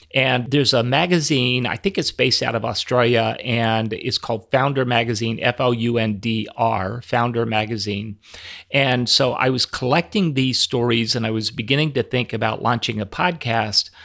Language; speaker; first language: English; native; English